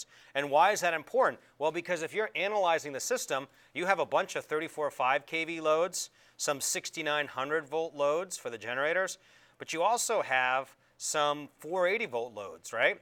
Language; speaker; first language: English; native; English